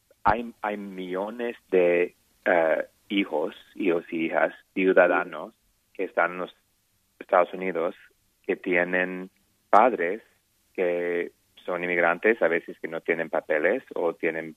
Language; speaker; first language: Spanish; non-native, learner; English